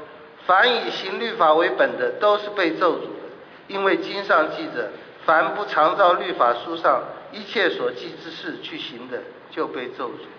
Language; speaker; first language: Chinese; native; Chinese